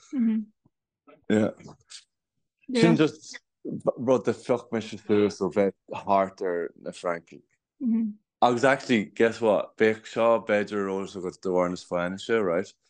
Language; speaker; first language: Irish; non-native, local second language; English